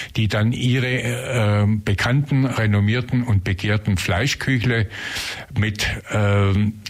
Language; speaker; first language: German; native; German